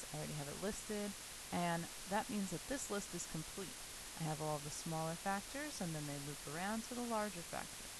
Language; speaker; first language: English; native; English